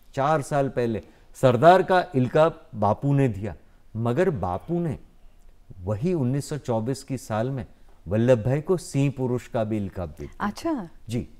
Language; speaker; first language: Hindi; non-native, local second language; Gujarati